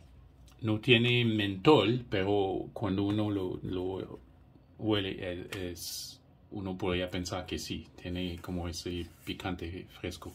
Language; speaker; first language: Spanish; non-native, fluent; English